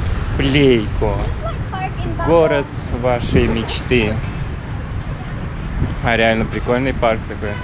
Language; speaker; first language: Russian; native; Russian